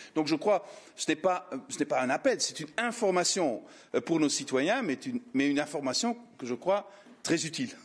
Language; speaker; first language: French; non-native, fluent; Dutch